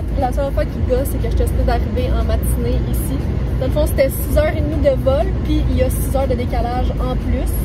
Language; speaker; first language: French; native; French